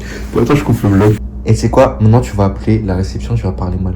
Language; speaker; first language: French; native; French